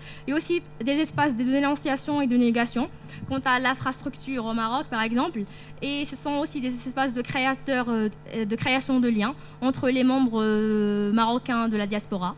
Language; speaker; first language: French; non-native, local second language; Arabic